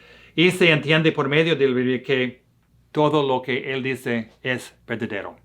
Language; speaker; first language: Spanish; non-native, fluent; English